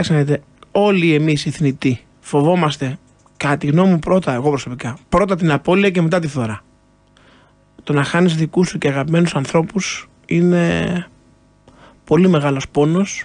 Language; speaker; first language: Greek; native; Greek